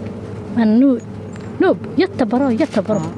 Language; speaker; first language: Swedish; non-native, learner; Somali